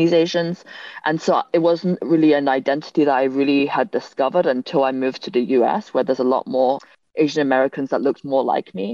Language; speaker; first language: English; native; English